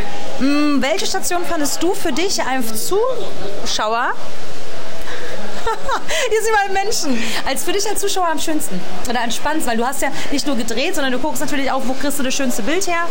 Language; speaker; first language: German; native; German